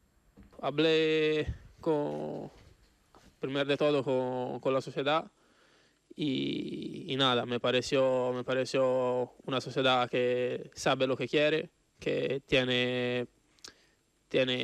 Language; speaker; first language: Spanish; non-native, fluent; Italian